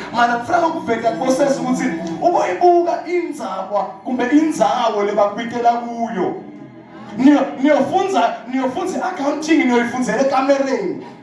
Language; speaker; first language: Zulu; non-native, local second language; Swati